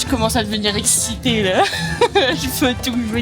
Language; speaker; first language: French; native; French